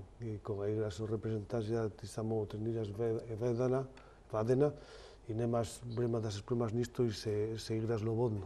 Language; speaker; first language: Macedonian; non-native, learner; Spanish